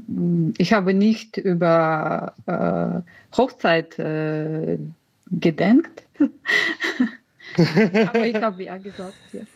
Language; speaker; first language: German; non-native, learner; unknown